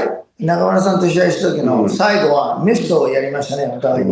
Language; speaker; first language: Japanese; non-native, fluent; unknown